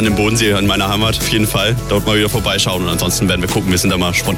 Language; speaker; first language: German; native; German